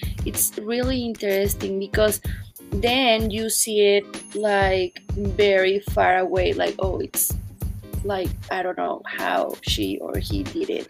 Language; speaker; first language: English; non-native, fluent; Spanish